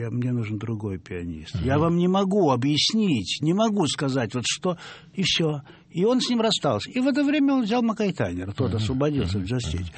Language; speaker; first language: Russian; native; Russian